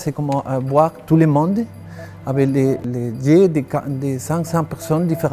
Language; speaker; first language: French; non-native, learner; Spanish